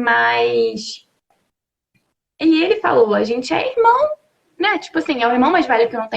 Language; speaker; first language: Portuguese; native; Portuguese